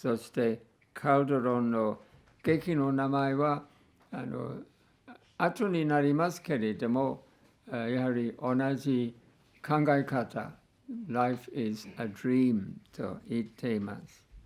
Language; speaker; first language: Japanese; non-native, fluent; English